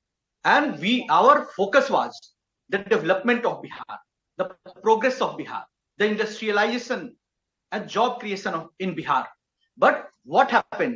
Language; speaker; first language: English; non-native, local second language; Hindi